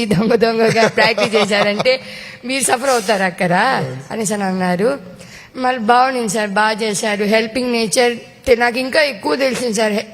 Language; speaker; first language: Telugu; native; Telugu